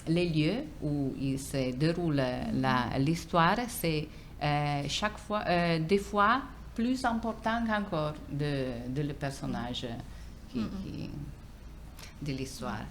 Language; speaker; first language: French; non-native, fluent; Italian